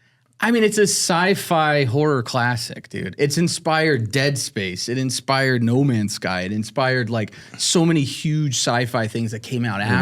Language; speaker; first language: English; native; English